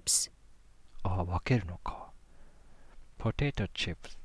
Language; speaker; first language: Japanese; native; Japanese